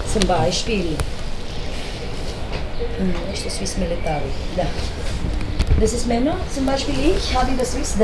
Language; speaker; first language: German; non-native, fluent; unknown